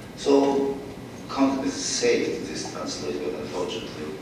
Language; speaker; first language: English; non-native, fluent; Russian